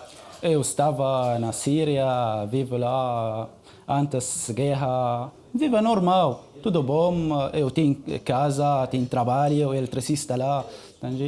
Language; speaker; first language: Portuguese; non-native, learner; Arabic